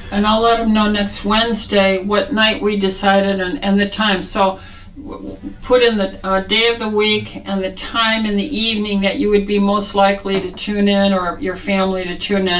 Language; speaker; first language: English; native; English